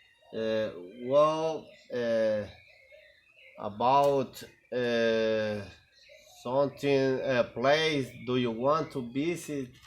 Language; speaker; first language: English; non-native, learner; Spanish